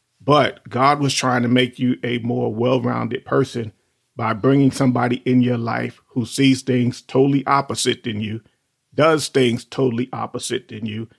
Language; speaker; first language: English; native; English